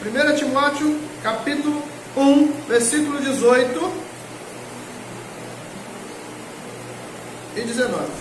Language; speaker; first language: Portuguese; native; Portuguese